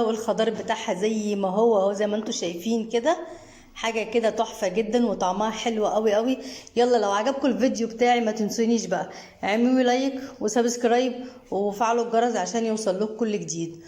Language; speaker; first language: Arabic; native; Arabic